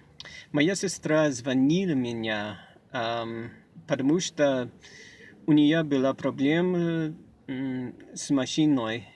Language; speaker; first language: Russian; non-native, learner; English